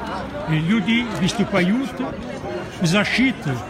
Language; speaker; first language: Russian; non-native, fluent; French